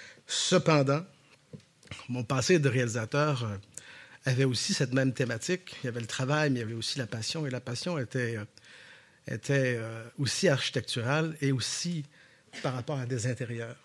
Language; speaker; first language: French; native; French